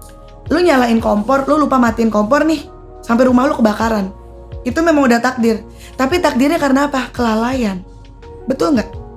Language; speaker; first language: Indonesian; native; Indonesian